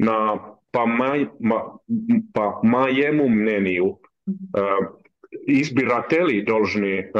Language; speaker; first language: Russian; non-native, learner; Finnish